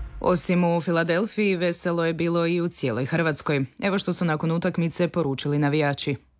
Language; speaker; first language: Croatian; native; Croatian